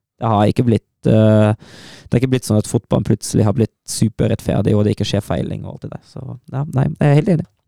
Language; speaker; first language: Norwegian; non-native, fluent; German